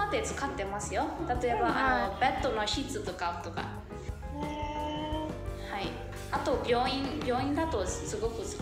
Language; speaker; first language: Japanese; non-native, fluent; Burmese